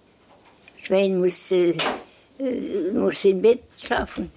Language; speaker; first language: German; non-native, learner; Estonian